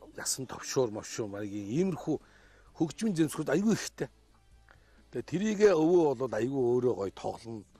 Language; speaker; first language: Mongolian; native; Mongolian